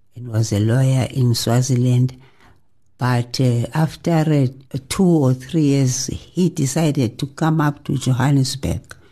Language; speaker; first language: English; non-native, local second language; Xhosa